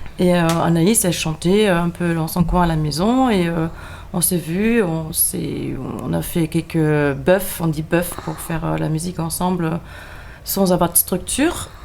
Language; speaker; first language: French; non-native, fluent; German